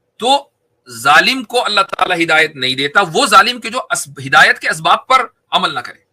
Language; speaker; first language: Urdu; native; Urdu